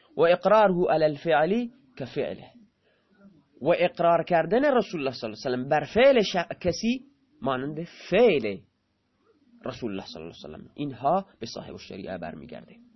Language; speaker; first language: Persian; non-native, local second language; Baluchi